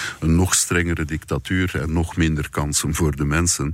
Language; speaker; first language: Dutch; native; Dutch